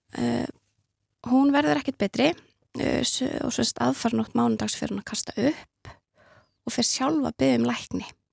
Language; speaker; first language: Icelandic; native; Icelandic